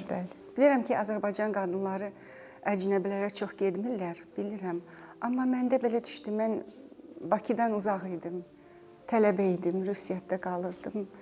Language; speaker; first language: Azerbaijani; native; Azerbaijani